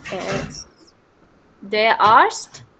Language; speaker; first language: German; non-native, learner; Hindi